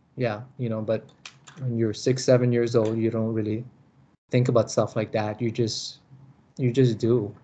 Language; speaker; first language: English; early bilingual, other home language; Lao